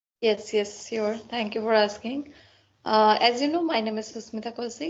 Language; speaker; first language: English; non-native, learner; Assamese